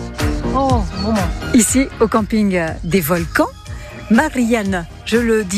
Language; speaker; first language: French; native; French